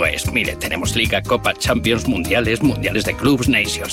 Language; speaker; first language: Spanish; native; Spanish